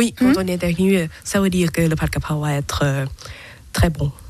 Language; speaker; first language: French; non-native, learner; Thai